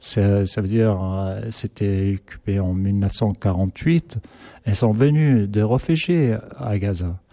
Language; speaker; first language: French; non-native, learner; Arabic